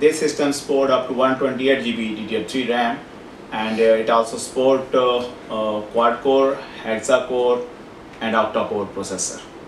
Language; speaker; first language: English; non-native, local second language; Urdu